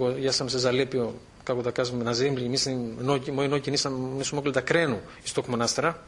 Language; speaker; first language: Serbian; non-native, fluent; Greek